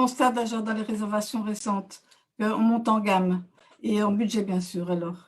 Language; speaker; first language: French; native; French